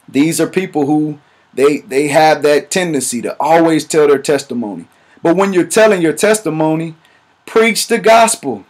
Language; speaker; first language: English; native; English